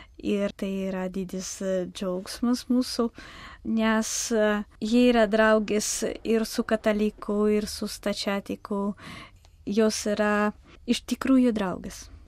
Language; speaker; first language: Lithuanian; non-native, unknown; Russian